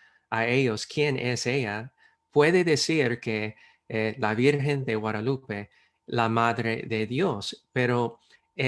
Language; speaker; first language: Spanish; non-native, fluent; English